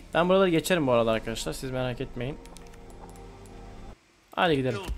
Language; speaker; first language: Turkish; native; Turkish